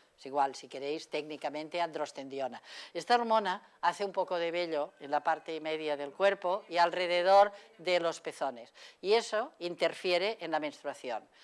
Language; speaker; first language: Spanish; non-native, local second language; Catalan